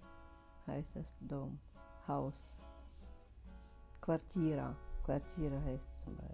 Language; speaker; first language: German; non-native, learner; Russian